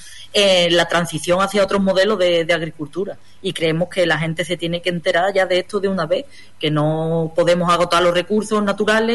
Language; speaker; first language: Spanish; native; Spanish